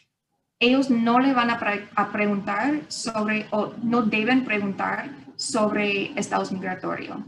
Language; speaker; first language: Spanish; non-native, fluent; English